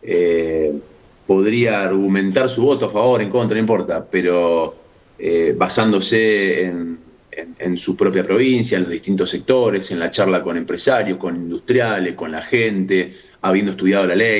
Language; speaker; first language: Spanish; native; Spanish